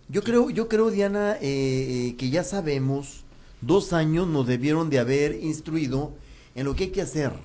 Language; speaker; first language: Spanish; native; Spanish